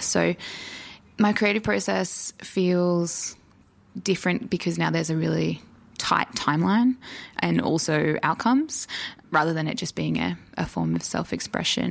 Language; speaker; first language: English; native; English